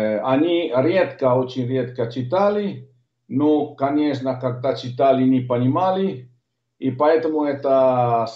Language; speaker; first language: Russian; non-native, learner; Italian